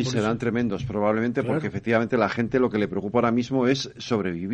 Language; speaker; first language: Spanish; native; Spanish